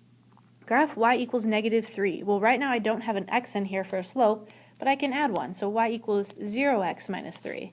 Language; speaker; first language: English; native; English